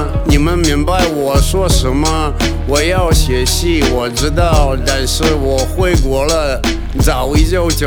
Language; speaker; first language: Chinese; non-native, learner; Russian